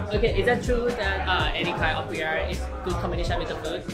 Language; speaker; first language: English; non-native, learner; Thai